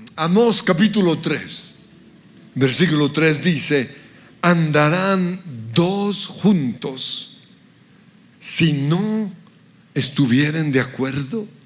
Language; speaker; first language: Spanish; early bilingual, other home language; English